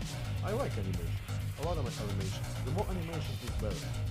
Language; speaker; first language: English; non-native, fluent; Russian